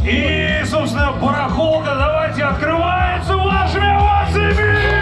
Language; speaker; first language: Russian; native; Russian